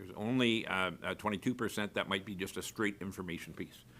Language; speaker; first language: English; native; English